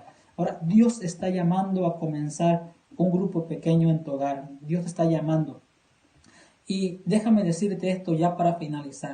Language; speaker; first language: Spanish; native; Spanish